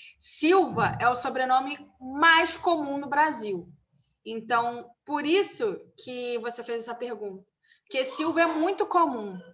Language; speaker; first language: Portuguese; native; Portuguese